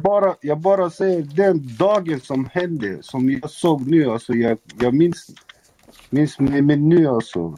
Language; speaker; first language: Swedish; non-native, local second language; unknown